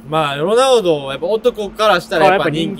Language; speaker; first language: Japanese; native; Japanese